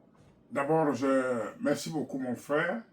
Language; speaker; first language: French; non-native, local second language; Kongo